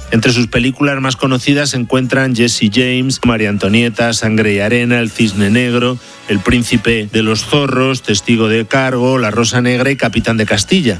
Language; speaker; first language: Spanish; native; Spanish